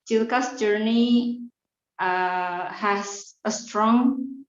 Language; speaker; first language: English; non-native, fluent; Indonesian